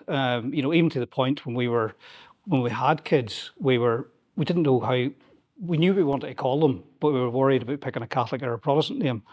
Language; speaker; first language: English; native; English